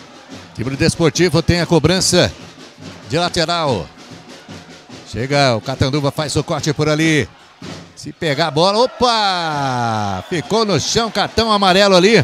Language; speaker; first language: Portuguese; native; Portuguese